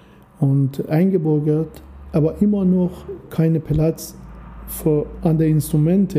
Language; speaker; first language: German; non-native, learner; Persian